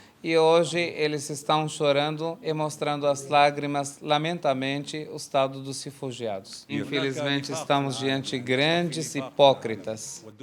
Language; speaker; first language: Portuguese; non-native, fluent; Arabic